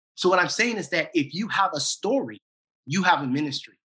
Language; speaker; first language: English; native; English